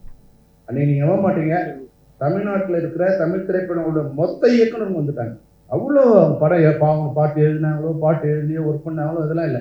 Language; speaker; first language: Tamil; native; Tamil